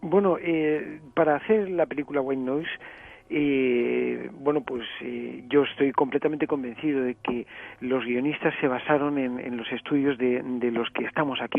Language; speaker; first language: Spanish; native; Spanish